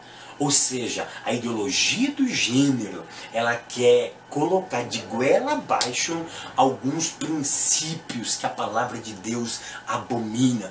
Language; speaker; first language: Portuguese; native; Portuguese